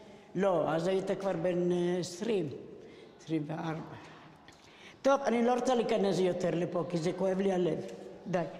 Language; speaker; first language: Hebrew; non-native, fluent; Spanish